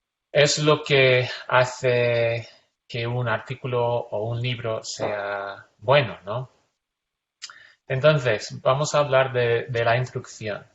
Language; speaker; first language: Spanish; non-native, fluent; English